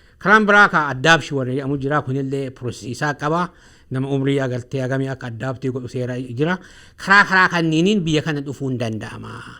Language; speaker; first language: Oromo; native; Oromo